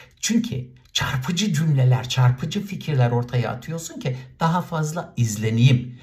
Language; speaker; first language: Turkish; native; Turkish